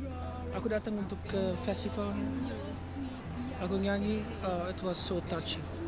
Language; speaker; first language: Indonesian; early bilingual, heritage; Dutch